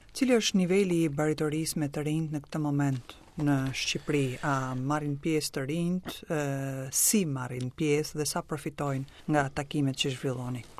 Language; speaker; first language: Albanian; native; Albanian